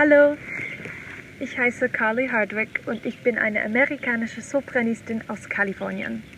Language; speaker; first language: German; non-native, learner; English